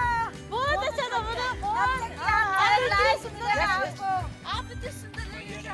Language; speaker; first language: Hindi; non-native, local second language; Nepali